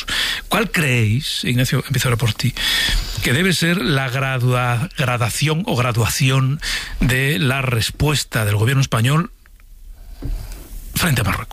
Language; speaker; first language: Spanish; native; Spanish